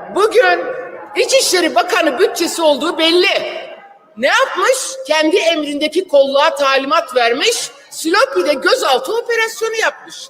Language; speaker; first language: Turkish; non-native, local second language; Kurdish